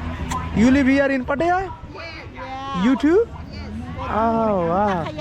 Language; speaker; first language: English; non-native, learner; Hindi